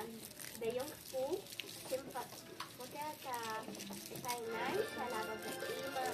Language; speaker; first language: Hebrew; non-native, learner; Portuguese